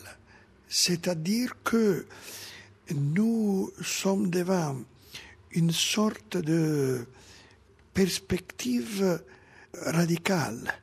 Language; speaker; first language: French; non-native, fluent; Italian